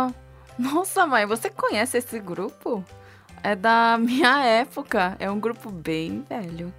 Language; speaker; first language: Portuguese; non-native, fluent; Korean